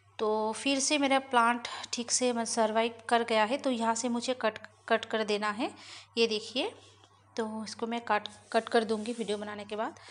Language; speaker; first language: Hindi; non-native, local second language; Bangla